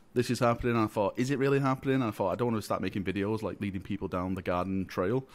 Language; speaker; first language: English; native; English